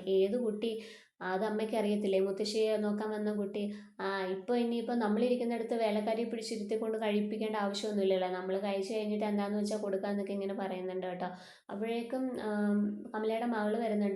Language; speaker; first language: Malayalam; native; Malayalam